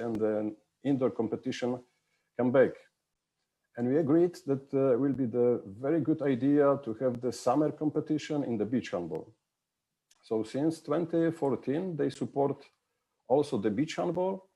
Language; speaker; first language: English; non-native, fluent; Polish